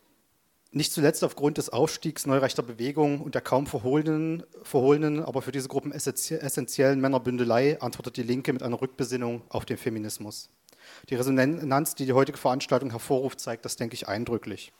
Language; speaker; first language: German; native; German